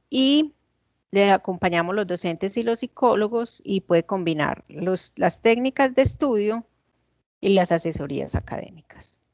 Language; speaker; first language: Spanish; native; Spanish